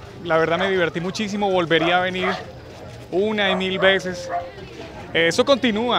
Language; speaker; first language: Spanish; native; Spanish